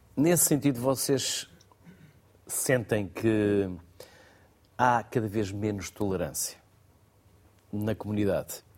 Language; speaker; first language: Portuguese; native; Portuguese